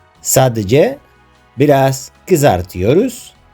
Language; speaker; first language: Turkish; non-native, learner; Spanish